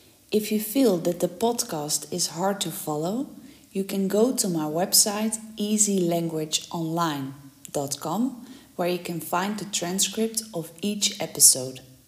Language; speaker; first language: English; non-native, fluent; Dutch